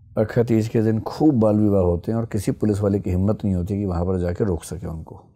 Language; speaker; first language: Hindi; native; Hindi